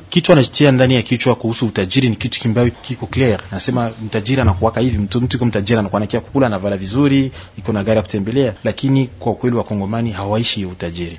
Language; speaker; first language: Swahili; native; Swahili